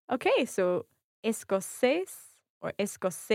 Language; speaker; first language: Portuguese; non-native, learner; English